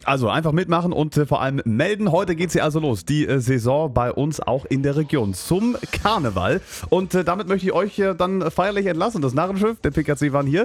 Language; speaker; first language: German; native; German